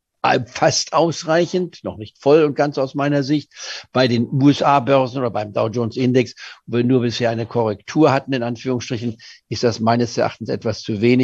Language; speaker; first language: German; native; German